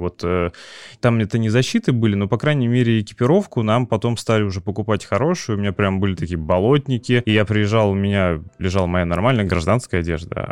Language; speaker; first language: Russian; native; Russian